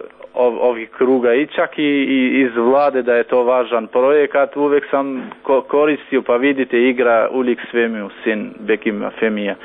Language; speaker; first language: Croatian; non-native, local second language; Albanian